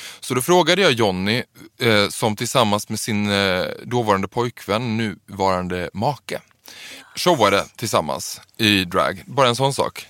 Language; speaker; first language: Swedish; native; Swedish